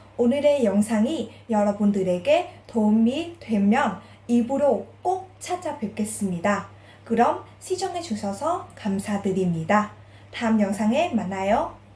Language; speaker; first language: Korean; non-native, fluent; Vietnamese